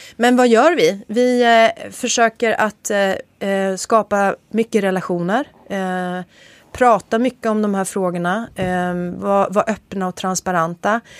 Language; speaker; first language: Swedish; native; Swedish